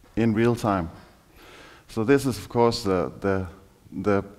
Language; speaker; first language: English; non-native, fluent; Danish